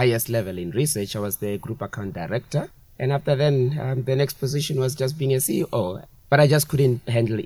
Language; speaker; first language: English; non-native, local second language; Tswana